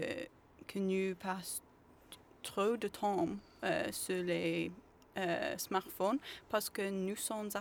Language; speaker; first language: French; non-native, learner; English